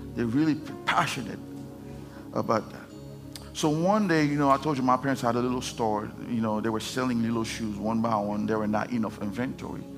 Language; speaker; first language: English; non-native, fluent; Haitian Creole